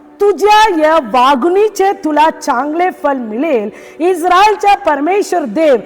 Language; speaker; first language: Marathi; non-native, local second language; Tamil